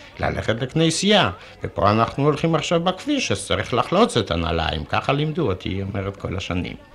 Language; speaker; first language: Hebrew; non-native, fluent; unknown